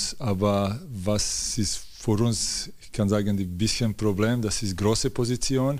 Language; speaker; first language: German; non-native, learner; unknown